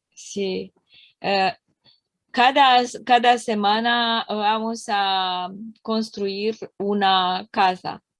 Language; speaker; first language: Spanish; non-native, learner; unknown